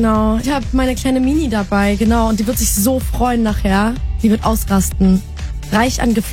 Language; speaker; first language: German; native; German